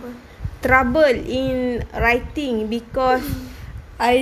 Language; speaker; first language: English; non-native, learner; Malay